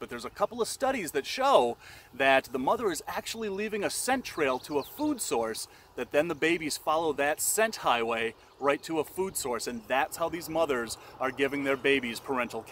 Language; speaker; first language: English; native; English